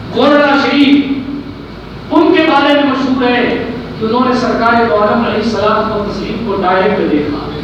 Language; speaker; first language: Urdu; native; Urdu